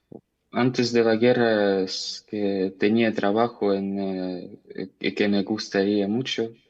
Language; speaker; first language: Spanish; non-native, learner; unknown